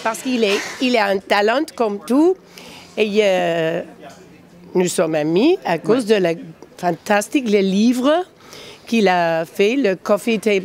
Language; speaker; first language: French; non-native, fluent; English